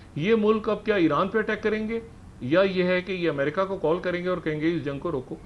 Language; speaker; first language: Urdu; native; Urdu